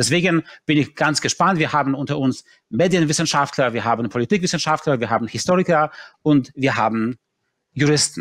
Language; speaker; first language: German; non-native, fluent; Polish